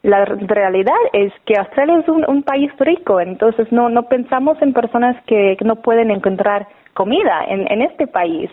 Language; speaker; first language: Spanish; non-native, fluent; English